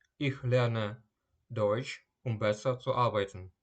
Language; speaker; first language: German; non-native, fluent; Ukrainian